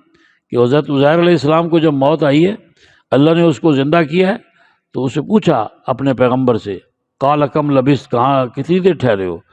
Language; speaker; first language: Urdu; non-native, local second language; Punjabi